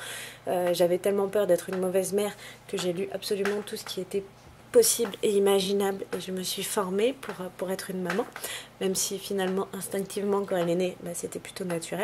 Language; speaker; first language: French; native; French